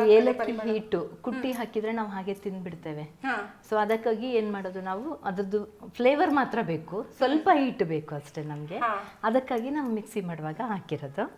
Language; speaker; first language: Kannada; native; Kannada